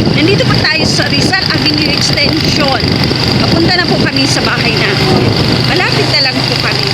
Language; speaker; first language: Filipino; non-native, local second language; Waray